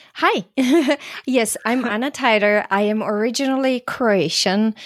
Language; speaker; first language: English; non-native, fluent; Croatian